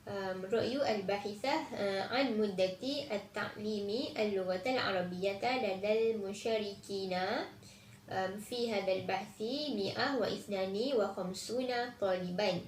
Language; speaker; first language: Arabic; non-native, learner; Malay